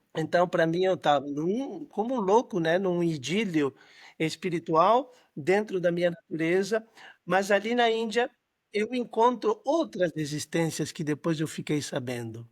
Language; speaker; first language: Portuguese; non-native, fluent; Spanish